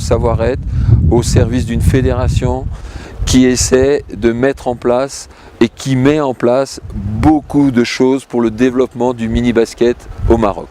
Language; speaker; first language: French; native; French